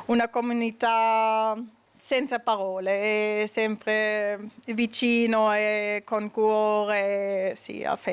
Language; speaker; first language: Italian; non-native, learner; German